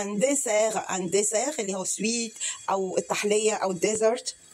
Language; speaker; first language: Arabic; native; Arabic